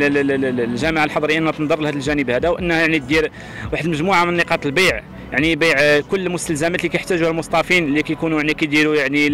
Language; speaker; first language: Arabic; native; Arabic